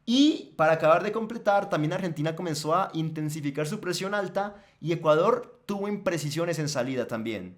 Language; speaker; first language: Spanish; native; Spanish